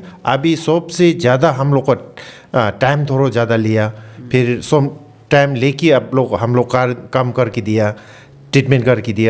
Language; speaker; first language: Hindi; non-native, learner; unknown